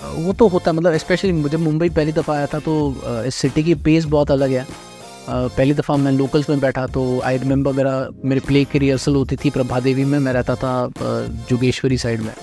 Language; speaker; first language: Hindi; non-native, local second language; Marathi